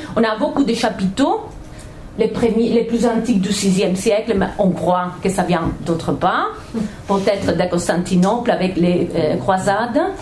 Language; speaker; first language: French; non-native, fluent; Catalan